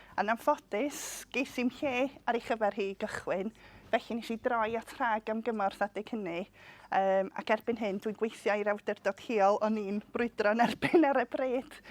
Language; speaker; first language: Welsh; non-native, local second language; English